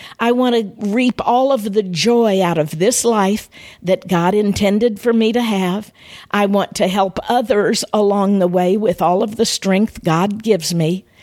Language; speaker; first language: English; native; English